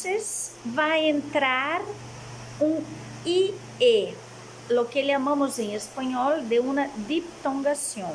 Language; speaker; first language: Spanish; non-native, fluent; Portuguese